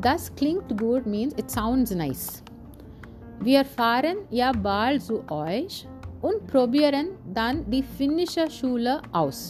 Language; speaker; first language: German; non-native, fluent; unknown